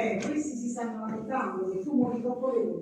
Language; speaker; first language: Italian; native; Italian